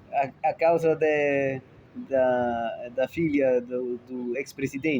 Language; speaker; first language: Portuguese; non-native, fluent; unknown